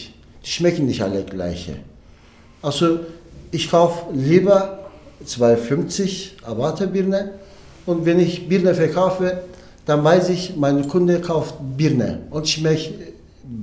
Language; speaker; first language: German; non-native, learner; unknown